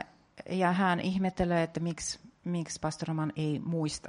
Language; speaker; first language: Finnish; non-native, fluent; Russian